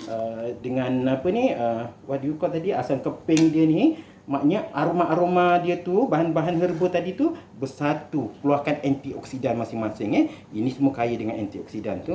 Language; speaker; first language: Malay; native; Malay